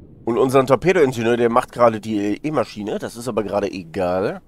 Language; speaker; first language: German; native; German